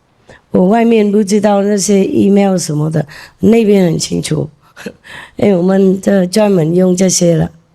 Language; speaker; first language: Chinese; non-native, fluent; Vietnamese